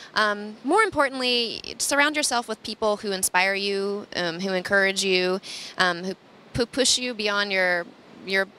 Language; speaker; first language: English; native; English